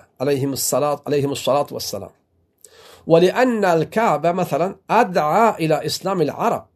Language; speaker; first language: Arabic; non-native, fluent; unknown